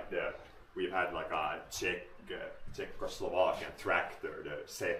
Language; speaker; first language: English; non-native, fluent; Swedish